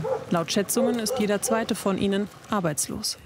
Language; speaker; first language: German; native; German